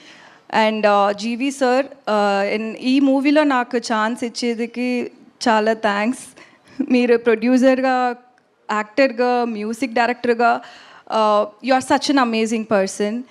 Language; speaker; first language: Telugu; non-native, learner; Tamil